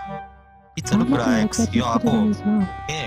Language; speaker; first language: English; non-native, learner; Japanese